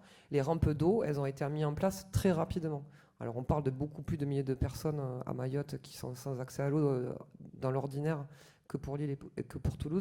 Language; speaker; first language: French; native; French